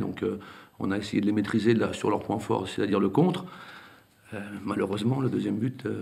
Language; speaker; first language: French; native; French